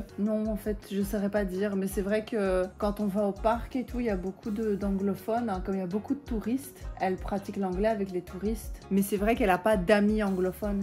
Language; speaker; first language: French; native; French